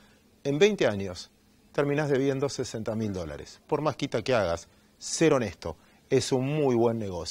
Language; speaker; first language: Spanish; native; Spanish